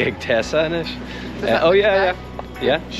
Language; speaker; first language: Irish; non-native, local second language; English